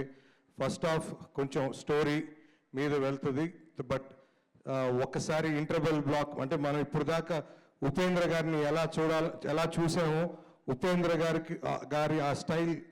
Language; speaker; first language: Telugu; native; Telugu